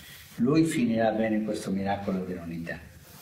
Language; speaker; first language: Italian; non-native, fluent; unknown